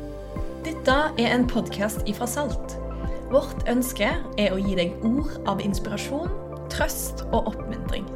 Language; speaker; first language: Norwegian; native; Norwegian